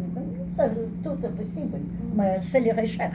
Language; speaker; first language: French; non-native, learner; English